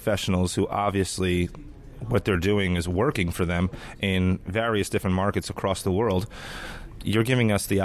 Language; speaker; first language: English; native; English